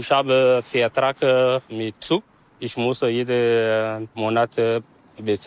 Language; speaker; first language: German; non-native, learner; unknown